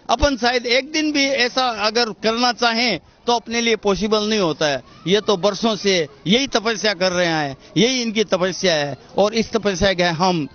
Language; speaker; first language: Hindi; non-native, local second language; Gujarati